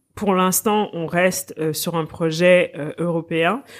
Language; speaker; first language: French; native; French